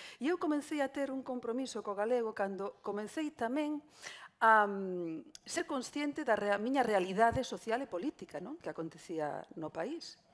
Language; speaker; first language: Galician; non-native, local second language; Spanish